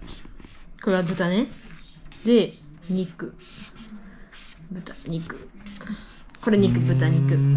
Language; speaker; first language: Japanese; native; Japanese